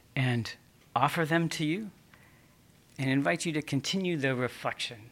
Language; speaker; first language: English; native; English